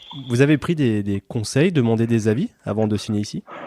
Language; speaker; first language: French; native; French